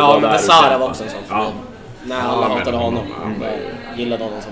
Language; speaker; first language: Swedish; native; Swedish